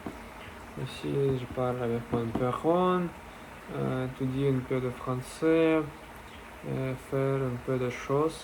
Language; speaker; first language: French; non-native, learner; Russian